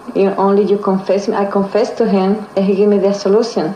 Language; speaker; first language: English; non-native, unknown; Spanish